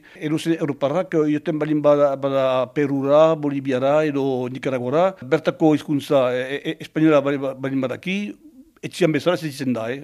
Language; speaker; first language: Basque; non-native, local second language; French